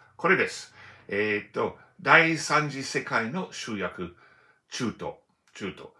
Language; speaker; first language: Japanese; non-native, learner; English